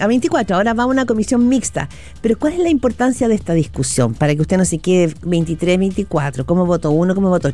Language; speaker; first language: Spanish; native; Spanish